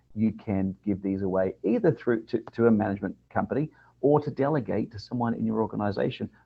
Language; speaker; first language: English; native; English